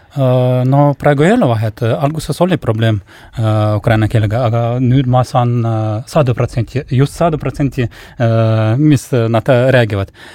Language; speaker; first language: Estonian; non-native, local second language; Russian